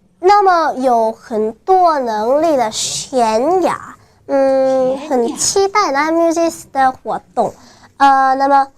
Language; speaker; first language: Chinese; non-native, learner; Korean